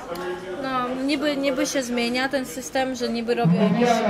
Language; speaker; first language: Polish; non-native, fluent; Georgian